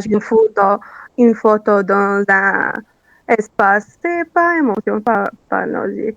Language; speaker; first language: French; non-native, learner; Arabic